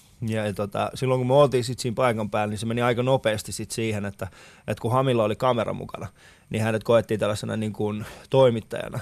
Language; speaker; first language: Finnish; early bilingual, other home language; Persian